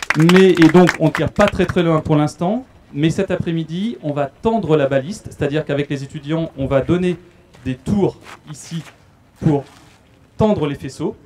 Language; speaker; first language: French; native; French